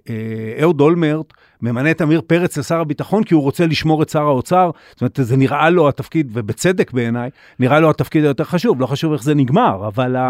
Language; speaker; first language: Hebrew; native; Hebrew